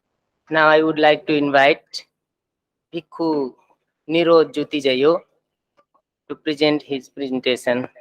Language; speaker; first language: English; non-native, fluent; Thai